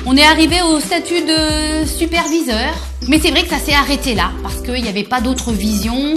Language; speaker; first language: French; native; French